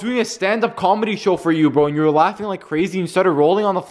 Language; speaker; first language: English; native; English